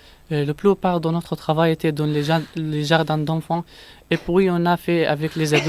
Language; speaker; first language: French; non-native, learner; Arabic